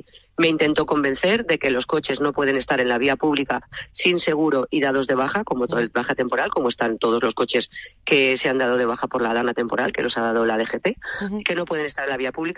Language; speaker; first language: Spanish; native; Spanish